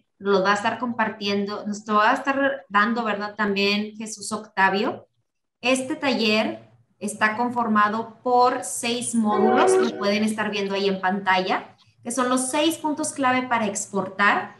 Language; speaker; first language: Spanish; native; Spanish